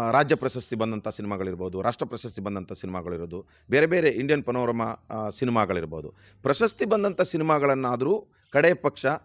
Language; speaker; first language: Kannada; non-native, local second language; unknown